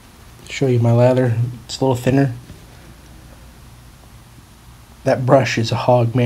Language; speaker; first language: English; native; English